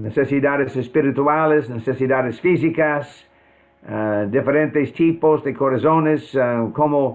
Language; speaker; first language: Spanish; non-native, fluent; English